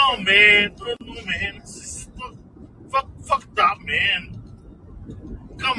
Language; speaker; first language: English; non-native, learner; Spanish